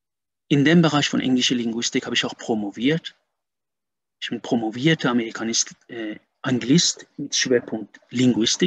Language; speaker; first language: German; non-native, fluent; Persian